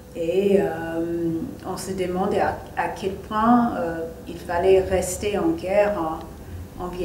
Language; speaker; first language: French; non-native, fluent; English